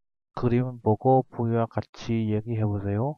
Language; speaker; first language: Korean; non-native, fluent; Vietnamese